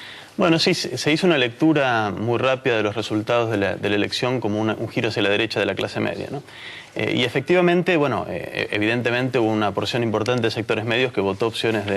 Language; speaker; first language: Spanish; native; Spanish